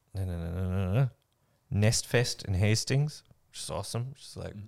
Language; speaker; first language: English; non-native, fluent; German